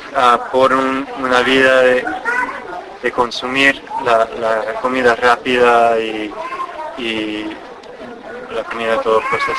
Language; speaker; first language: Spanish; non-native, fluent; English